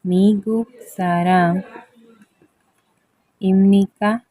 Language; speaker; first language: Korean; non-native, fluent; Hindi